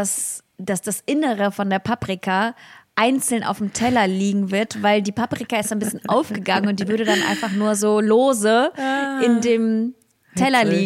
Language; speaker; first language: German; early bilingual, other home language; Russian